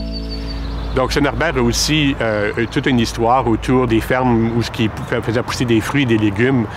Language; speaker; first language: French; native; French